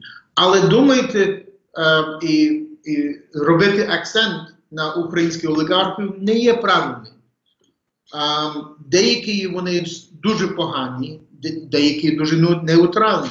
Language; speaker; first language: Ukrainian; early bilingual, heritage; English